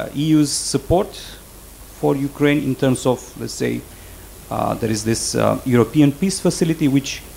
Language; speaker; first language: English; non-native, fluent; Romanian